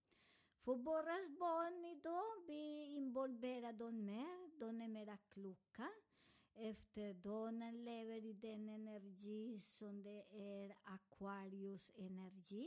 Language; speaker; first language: Swedish; non-native, fluent; Spanish